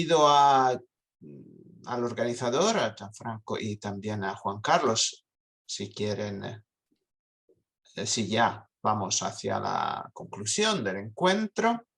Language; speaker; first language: Spanish; non-native, fluent; Italian